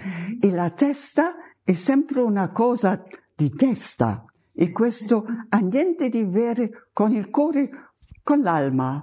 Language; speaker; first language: Italian; non-native, fluent; German